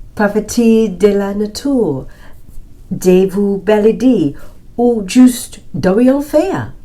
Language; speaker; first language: French; non-native, learner; English